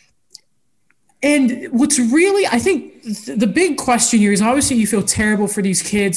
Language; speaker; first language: English; native; English